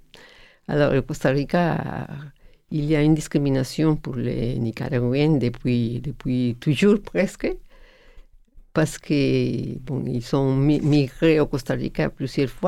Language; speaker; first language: French; non-native, learner; Spanish